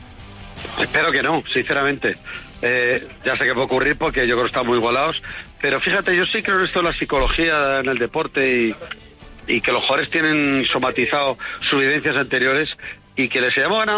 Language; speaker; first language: Spanish; native; Spanish